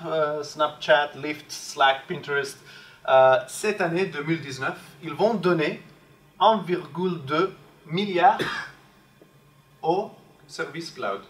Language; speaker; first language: French; non-native, fluent; Spanish